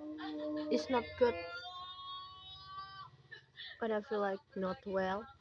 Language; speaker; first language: English; non-native, learner; Indonesian